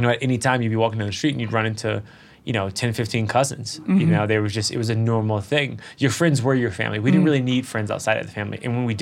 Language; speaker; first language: English; native; English